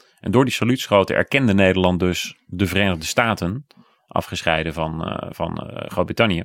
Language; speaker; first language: Dutch; native; Dutch